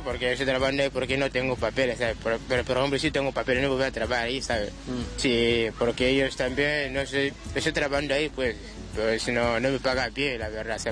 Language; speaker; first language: Spanish; non-native, learner; Wolof